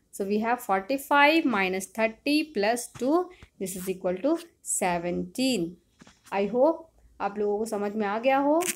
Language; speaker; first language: Hindi; native; Hindi